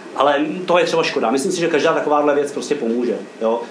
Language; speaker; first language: Czech; native; Czech